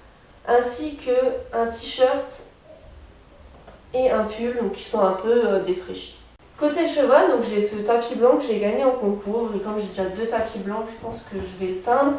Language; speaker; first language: French; native; French